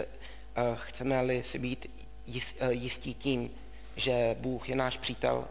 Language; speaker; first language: Czech; native; Czech